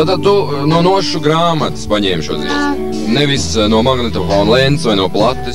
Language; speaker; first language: Latvian; native; Latvian